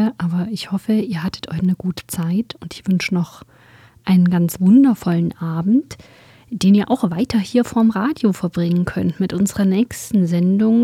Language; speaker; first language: German; native; German